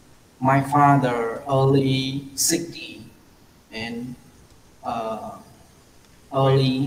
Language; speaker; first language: English; non-native, learner; Vietnamese